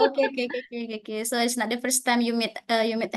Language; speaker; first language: English; non-native, fluent; Indonesian